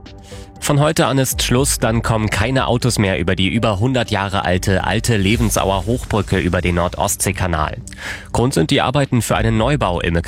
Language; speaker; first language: German; native; German